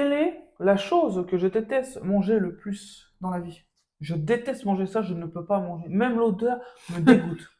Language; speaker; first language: French; native; French